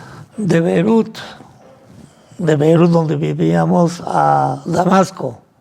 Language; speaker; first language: Spanish; non-native, fluent; Arabic